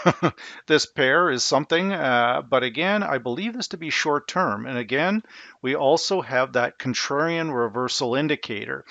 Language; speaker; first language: English; native; English